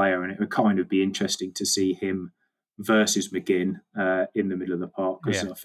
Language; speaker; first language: English; native; English